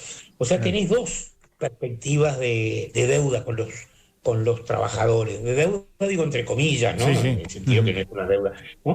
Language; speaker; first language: Spanish; native; Spanish